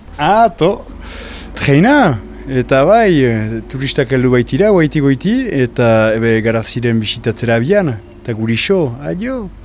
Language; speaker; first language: Basque; native; Basque